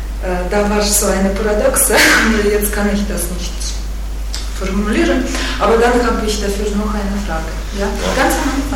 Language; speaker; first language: German; non-native, fluent; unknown